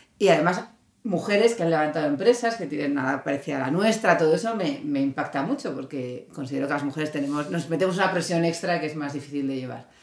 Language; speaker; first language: Spanish; native; Spanish